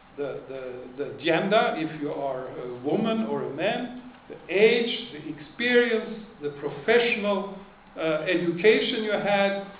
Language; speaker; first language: English; non-native, fluent; Swedish